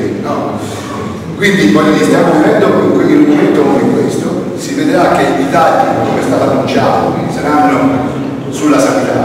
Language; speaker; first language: Italian; native; Italian